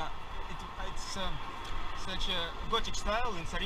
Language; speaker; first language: English; non-native, learner; Russian